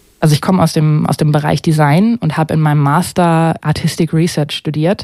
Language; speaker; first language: German; native; German